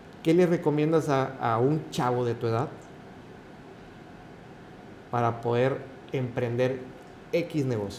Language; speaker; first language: Spanish; native; Spanish